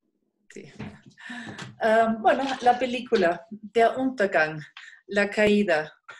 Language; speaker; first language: Spanish; non-native, fluent; German